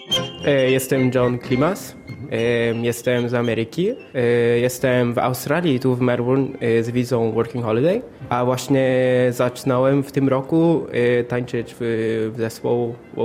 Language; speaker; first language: Polish; non-native, learner; English